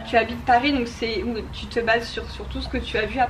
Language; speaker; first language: French; native; French